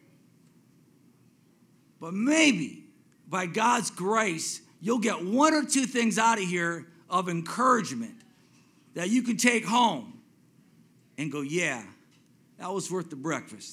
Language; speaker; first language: English; native; English